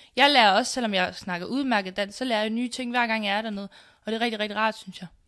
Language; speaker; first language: Danish; early bilingual, other home language; Central Kurdish